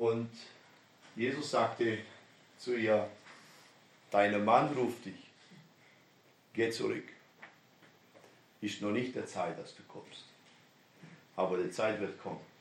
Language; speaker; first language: German; non-native, fluent; Romanian